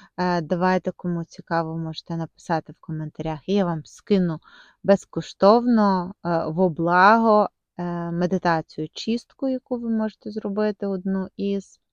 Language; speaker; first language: Ukrainian; non-native, local second language; Russian